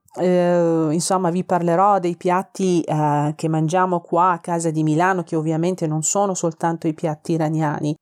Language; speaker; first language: Italian; non-native, fluent; Persian